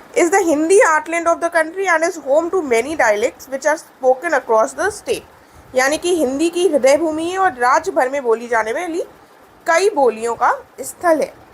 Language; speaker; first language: Hindi; native; Hindi